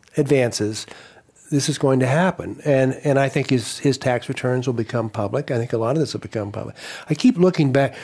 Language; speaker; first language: English; native; English